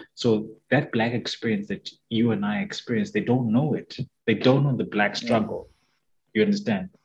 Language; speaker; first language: English; non-native, local second language; Shona